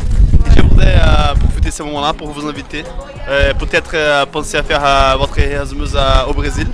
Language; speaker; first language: French; non-native, fluent; Portuguese